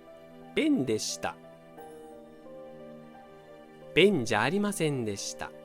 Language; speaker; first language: Japanese; non-native, fluent; Portuguese